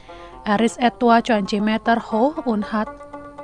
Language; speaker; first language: German; non-native, fluent; Indonesian